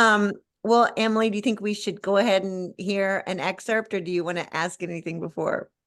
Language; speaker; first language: English; native; English